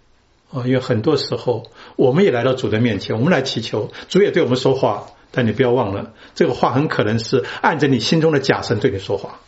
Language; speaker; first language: Chinese; native; Chinese